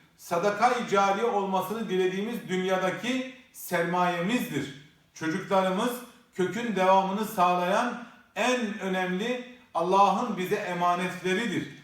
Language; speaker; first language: Turkish; native; Turkish